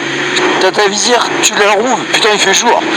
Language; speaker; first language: French; native; French